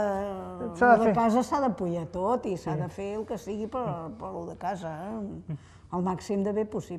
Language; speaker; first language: Catalan; native; Catalan